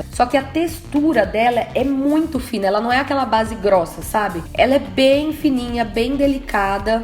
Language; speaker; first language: Portuguese; native; Portuguese